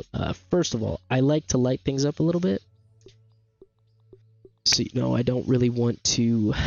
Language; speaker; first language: English; native; English